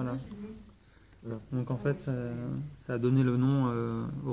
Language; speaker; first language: French; native; French